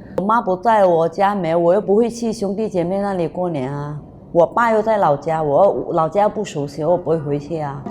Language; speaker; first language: Chinese; non-native, local second language; Hakka Chinese